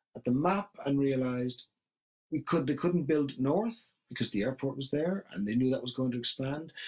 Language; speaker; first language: English; native; English